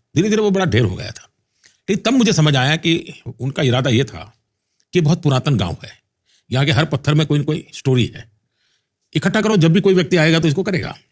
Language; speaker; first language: Hindi; non-native, local second language; Gujarati